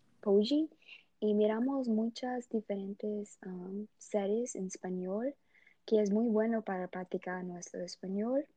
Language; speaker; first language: Spanish; non-native, learner; English